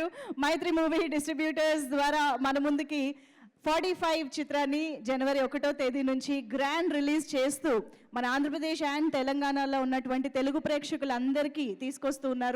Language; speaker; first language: Telugu; native; Telugu